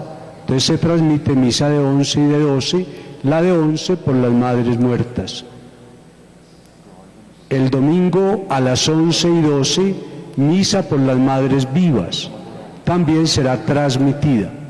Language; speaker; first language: Spanish; native; Spanish